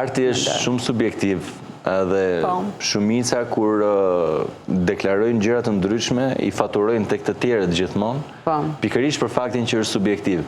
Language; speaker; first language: Albanian; native; Albanian